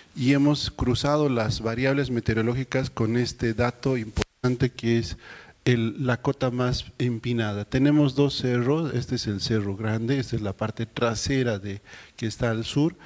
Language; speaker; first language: Spanish; native; Spanish